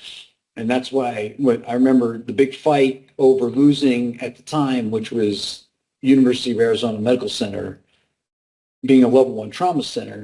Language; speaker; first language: English; native; English